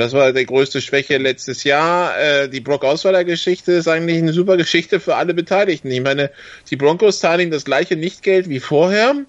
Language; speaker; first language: German; native; German